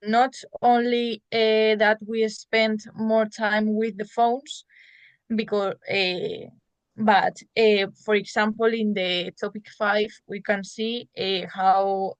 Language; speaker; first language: English; non-native, learner; Spanish